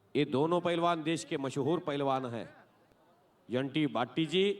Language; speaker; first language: Hindi; non-native, local second language; Marathi